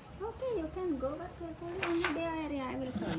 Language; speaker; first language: English; non-native, learner; Indonesian